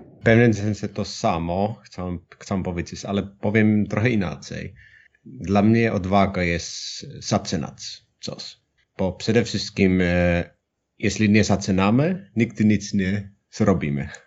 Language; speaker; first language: Polish; non-native, learner; Finnish